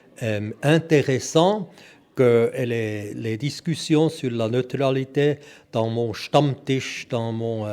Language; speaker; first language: French; non-native, local second language; German